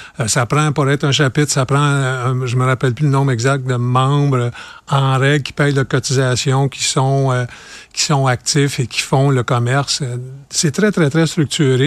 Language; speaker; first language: French; native; French